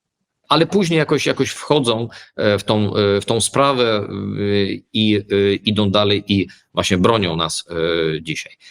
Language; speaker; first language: Polish; early bilingual, heritage; Polish